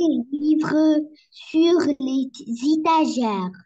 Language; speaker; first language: French; non-native, learner; Arabic